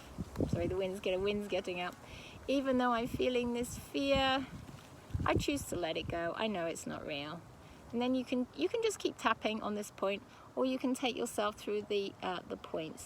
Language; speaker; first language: English; native; English